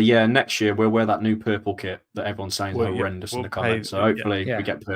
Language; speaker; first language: English; native; English